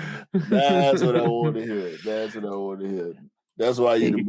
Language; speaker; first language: English; native; English